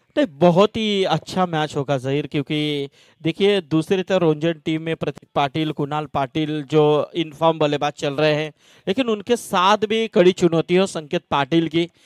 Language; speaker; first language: Hindi; non-native, local second language; Marathi